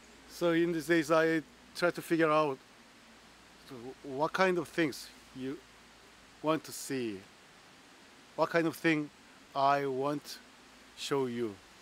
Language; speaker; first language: English; non-native, fluent; Korean